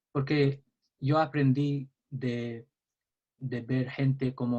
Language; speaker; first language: Spanish; non-native, learner; English